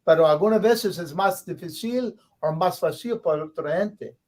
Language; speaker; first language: Spanish; non-native, learner; English